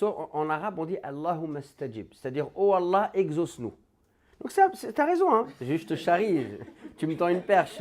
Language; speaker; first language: French; native; French